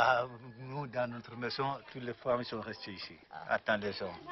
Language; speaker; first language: French; non-native, learner; Soninke